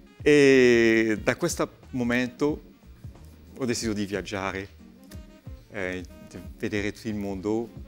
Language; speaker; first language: Italian; non-native, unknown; French